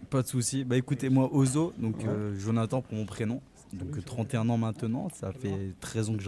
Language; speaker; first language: French; native; French